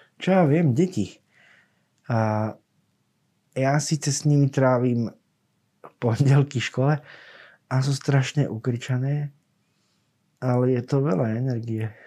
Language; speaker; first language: Slovak; native; Slovak